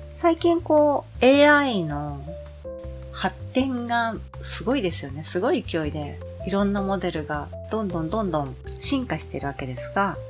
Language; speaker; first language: Japanese; native; Japanese